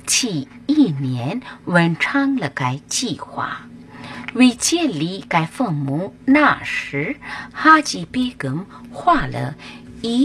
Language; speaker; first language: Chinese; non-native, learner; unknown